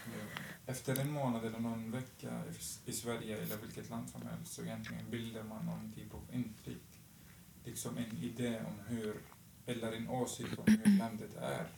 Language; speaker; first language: Swedish; non-native, fluent; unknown